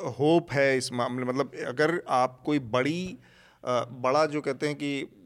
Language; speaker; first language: Hindi; native; Hindi